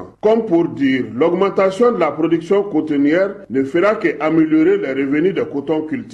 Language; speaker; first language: French; non-native, local second language; Bambara